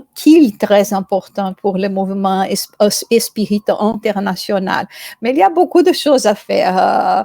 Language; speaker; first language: French; non-native, fluent; Portuguese